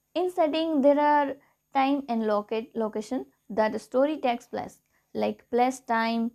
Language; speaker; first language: English; non-native, local second language; Gujarati